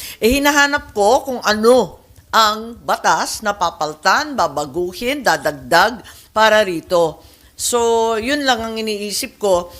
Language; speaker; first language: Filipino; native; Filipino